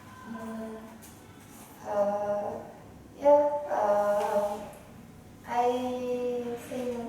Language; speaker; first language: English; non-native, learner; Vietnamese